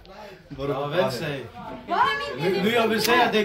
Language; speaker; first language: Swedish; non-native, learner; Bangla